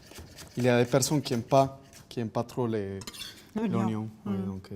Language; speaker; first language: French; non-native, fluent; Spanish